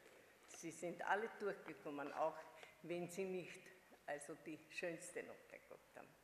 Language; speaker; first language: German; non-native, fluent; Hungarian